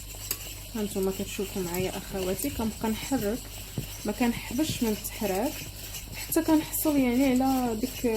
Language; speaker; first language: Arabic; native; Arabic